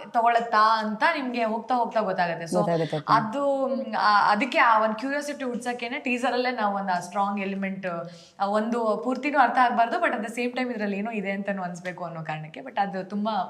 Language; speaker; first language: Kannada; native; Kannada